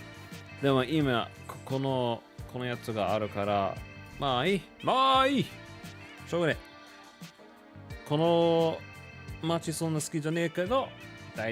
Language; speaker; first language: Japanese; non-native, learner; English